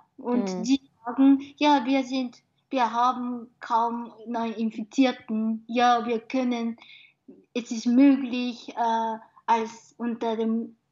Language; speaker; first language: German; non-native, learner; Japanese